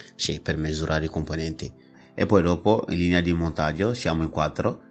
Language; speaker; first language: Italian; non-native, fluent; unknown